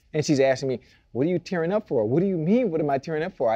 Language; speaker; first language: English; native; English